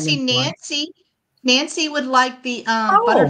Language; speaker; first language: English; native; English